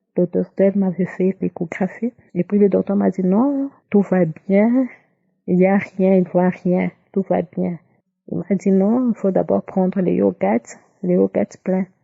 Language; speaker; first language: French; non-native, local second language; Lingala